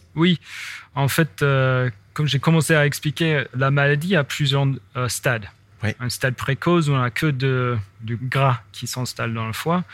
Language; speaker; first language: French; non-native, fluent; English